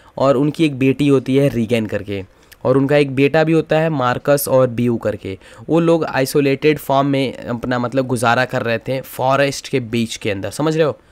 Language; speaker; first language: Hindi; native; Hindi